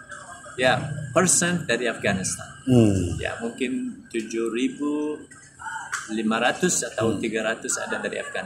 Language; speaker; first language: Indonesian; non-native, learner; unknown